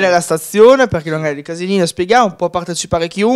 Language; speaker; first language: Italian; native; Italian